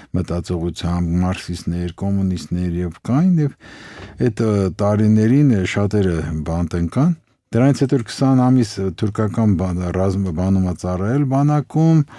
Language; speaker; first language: Armenian; native; Armenian